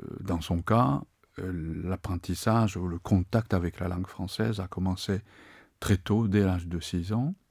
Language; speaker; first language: French; non-native, fluent; Japanese